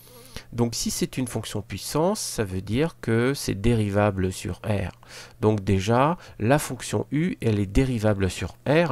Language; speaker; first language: French; native; French